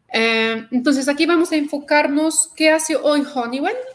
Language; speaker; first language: Spanish; non-native, fluent; Arabic